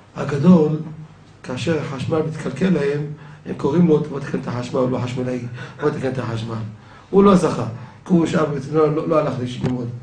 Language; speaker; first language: Hebrew; native; Hebrew